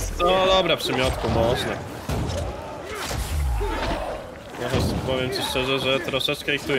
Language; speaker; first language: Polish; native; Polish